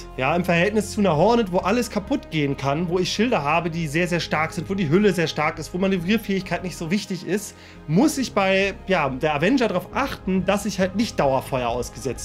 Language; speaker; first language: German; native; German